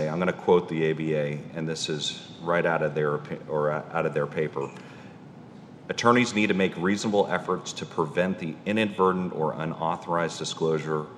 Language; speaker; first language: English; native; English